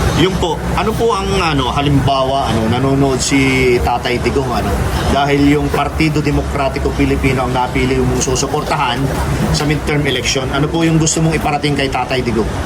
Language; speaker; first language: Filipino; native; Filipino